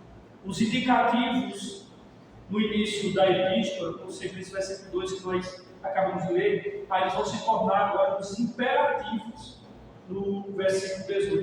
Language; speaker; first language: Portuguese; native; Portuguese